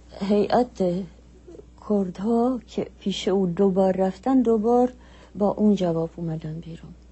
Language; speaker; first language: Persian; non-native, fluent; Czech